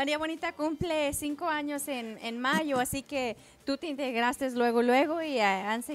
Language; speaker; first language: Spanish; native; Spanish